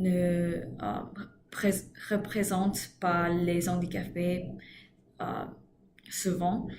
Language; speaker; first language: French; non-native, learner; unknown